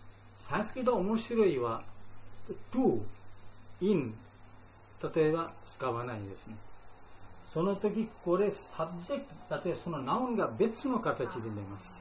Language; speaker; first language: Japanese; non-native, learner; Bangla